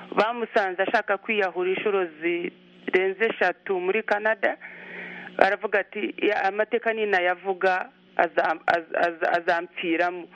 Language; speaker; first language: Kinyarwanda; early bilingual, heritage; Kinyarwanda